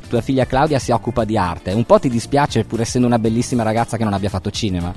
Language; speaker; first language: Italian; native; Italian